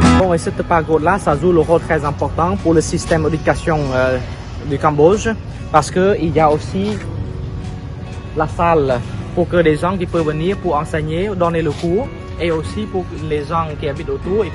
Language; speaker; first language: French; non-native, fluent; Khmer